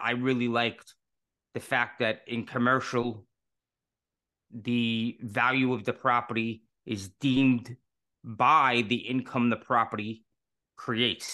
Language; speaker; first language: English; native; English